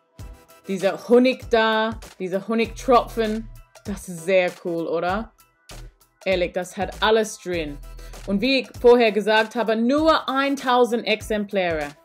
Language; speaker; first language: German; non-native, learner; English